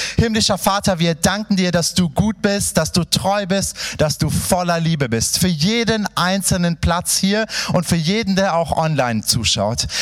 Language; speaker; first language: German; early bilingual, other home language; Persian